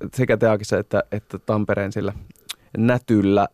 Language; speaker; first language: Finnish; native; Finnish